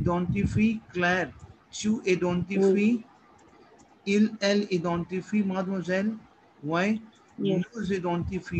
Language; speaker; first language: French; non-native, learner; Hindi